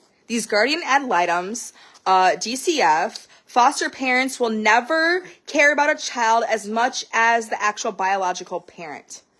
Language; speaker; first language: English; native; English